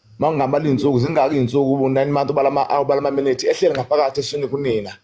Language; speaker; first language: Zulu; native; Zulu